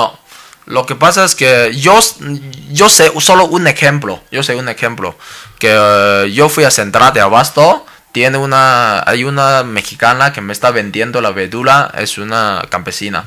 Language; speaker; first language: Spanish; non-native, learner; Cantonese